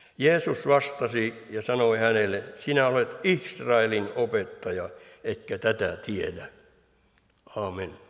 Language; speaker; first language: Finnish; native; Finnish